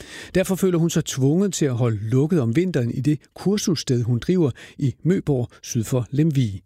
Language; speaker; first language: Danish; native; Danish